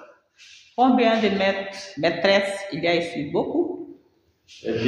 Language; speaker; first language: French; non-native, learner; Portuguese